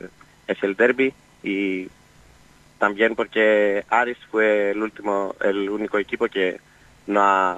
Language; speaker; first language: Spanish; non-native, learner; Greek